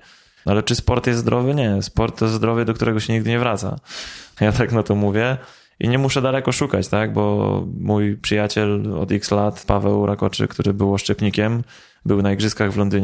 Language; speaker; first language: Polish; native; Polish